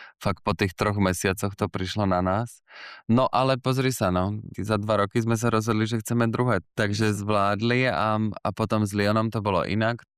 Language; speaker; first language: Slovak; native; Slovak